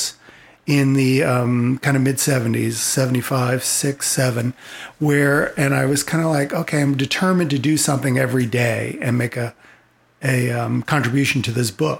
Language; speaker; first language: English; native; English